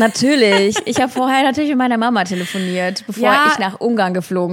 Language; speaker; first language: German; early bilingual, other home language; Russian